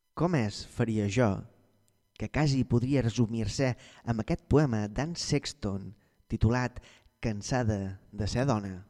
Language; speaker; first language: Catalan; native; Catalan